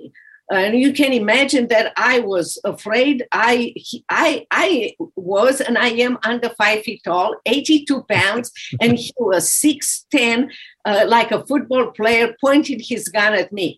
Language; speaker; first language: English; non-native, fluent; Romanian